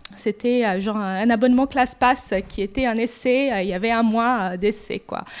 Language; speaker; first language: French; non-native, fluent; Portuguese